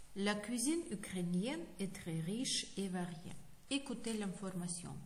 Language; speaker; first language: French; non-native, fluent; Ukrainian